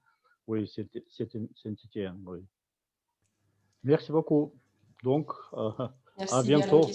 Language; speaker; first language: French; non-native, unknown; Kazakh